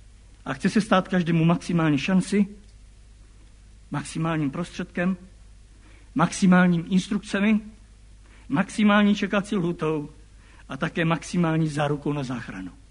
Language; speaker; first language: Czech; native; Czech